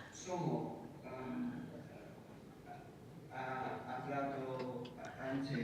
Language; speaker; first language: Spanish; non-native, learner; English